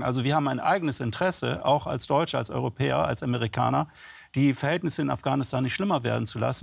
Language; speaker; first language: German; native; German